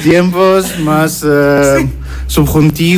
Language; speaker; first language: Spanish; non-native, learner; Russian